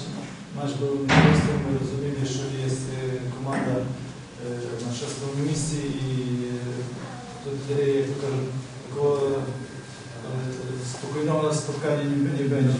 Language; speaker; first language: Polish; non-native, learner; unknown